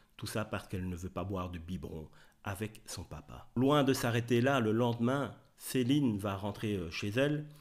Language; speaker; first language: French; native; French